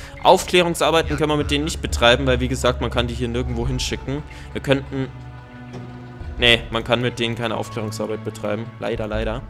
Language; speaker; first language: German; native; German